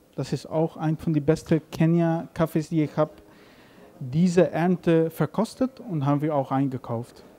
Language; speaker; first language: German; non-native, learner; Papiamento